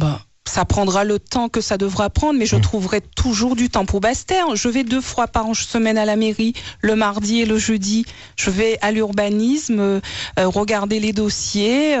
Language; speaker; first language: French; native; French